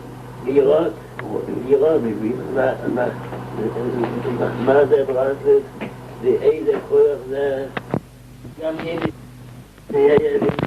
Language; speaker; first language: Hebrew; non-native, local second language; Yiddish